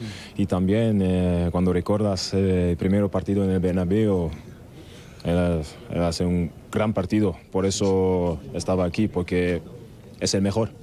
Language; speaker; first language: Spanish; non-native, fluent; German